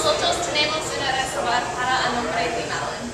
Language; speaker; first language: Spanish; non-native, learner; English